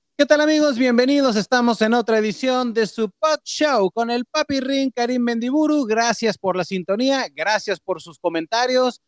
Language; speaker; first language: Spanish; native; Spanish